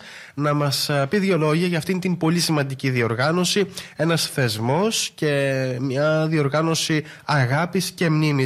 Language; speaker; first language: Greek; native; Greek